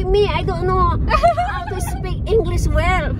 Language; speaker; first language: English; non-native, learner; Filipino